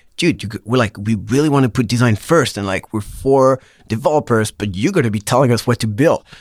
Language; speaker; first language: English; non-native, fluent; French